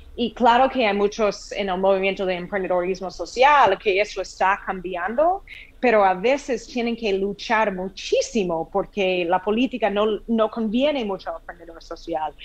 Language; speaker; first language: Spanish; non-native, fluent; English